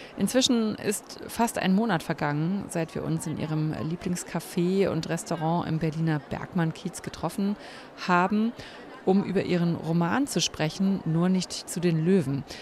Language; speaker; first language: German; native; German